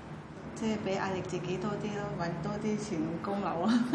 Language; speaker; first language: Cantonese; non-native, fluent; Thai